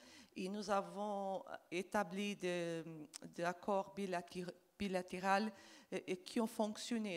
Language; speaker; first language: French; non-native, fluent; Portuguese